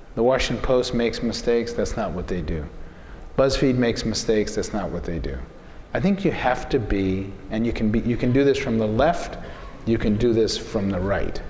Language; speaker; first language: English; native; English